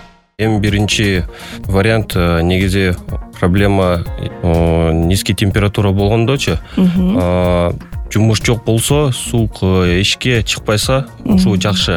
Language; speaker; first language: Kyrgyz; non-native, local second language; Russian